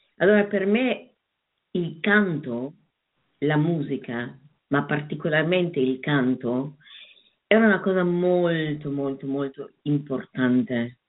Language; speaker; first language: Italian; non-native, fluent; German